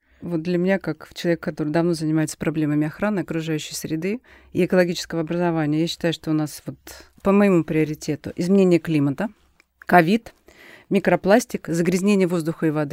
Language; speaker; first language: Russian; native; Russian